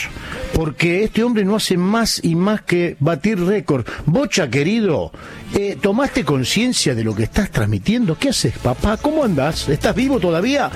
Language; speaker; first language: Spanish; native; Spanish